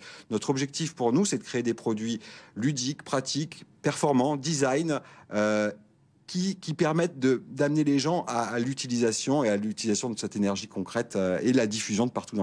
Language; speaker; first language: French; native; French